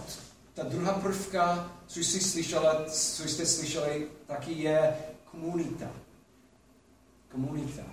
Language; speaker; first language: Czech; non-native, fluent; English